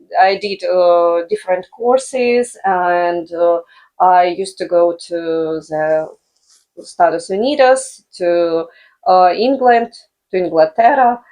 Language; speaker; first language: English; non-native, fluent; Russian